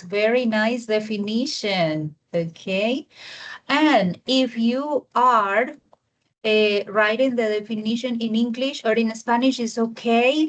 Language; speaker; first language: English; non-native, fluent; Spanish